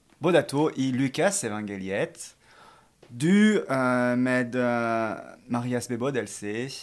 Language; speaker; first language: Swedish; non-native, fluent; French